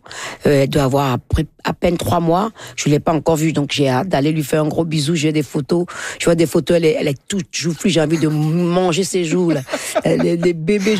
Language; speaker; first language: French; non-native, local second language; Fon